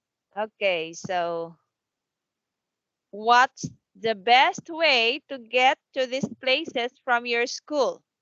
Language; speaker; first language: English; non-native, fluent; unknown